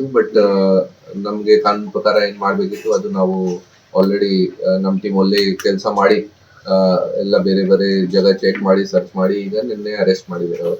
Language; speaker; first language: Kannada; non-native, fluent; Hindi